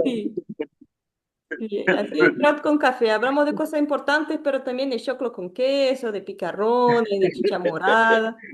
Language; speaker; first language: Spanish; non-native, fluent; Portuguese